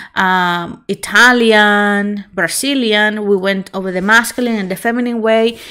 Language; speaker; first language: English; non-native, fluent; Spanish